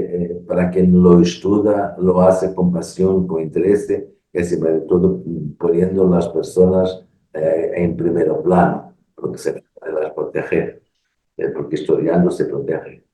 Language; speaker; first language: Spanish; non-native, learner; Portuguese